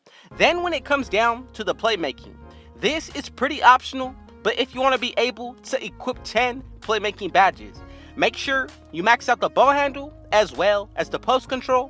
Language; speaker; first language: English; native; English